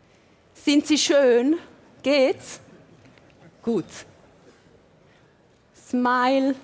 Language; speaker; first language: German; native; German